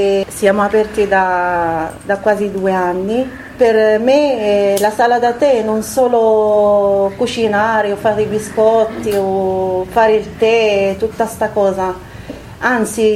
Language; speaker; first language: Italian; non-native, fluent; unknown